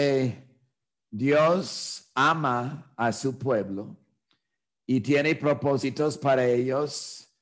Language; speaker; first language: Spanish; non-native, fluent; English